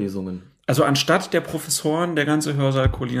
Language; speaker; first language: German; native; German